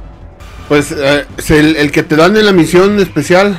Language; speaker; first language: Spanish; native; Spanish